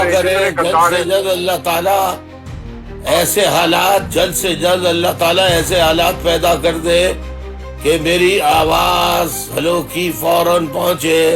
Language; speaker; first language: Urdu; native; Urdu